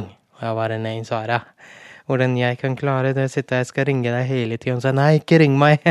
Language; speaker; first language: Norwegian; non-native, learner; Urdu